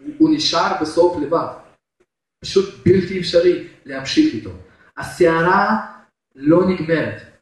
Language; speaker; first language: Hebrew; non-native, fluent; Russian